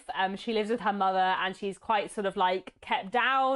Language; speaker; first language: English; native; English